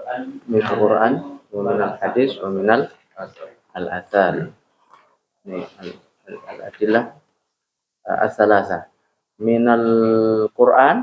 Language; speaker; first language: Arabic; non-native, fluent; Indonesian